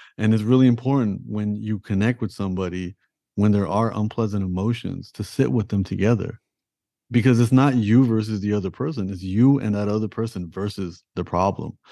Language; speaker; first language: English; early bilingual, other home language; Punjabi